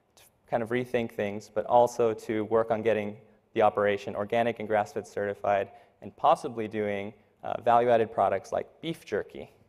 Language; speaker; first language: English; native; English